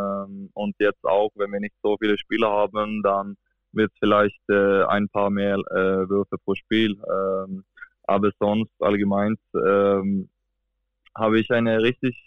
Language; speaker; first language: German; non-native, fluent; Swedish